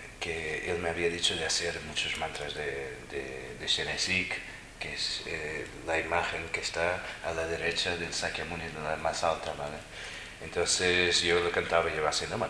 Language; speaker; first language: Spanish; non-native, fluent; Portuguese